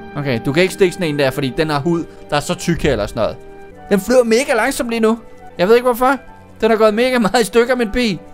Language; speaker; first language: Danish; native; Danish